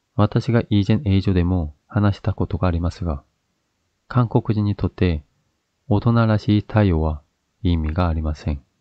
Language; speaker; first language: Japanese; non-native, fluent; Korean